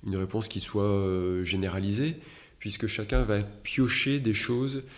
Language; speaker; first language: French; native; French